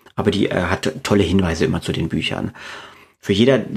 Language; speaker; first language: German; native; German